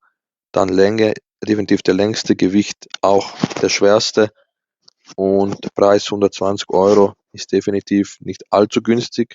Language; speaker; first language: German; native; German